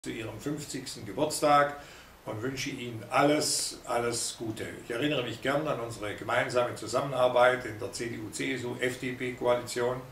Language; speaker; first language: German; native; German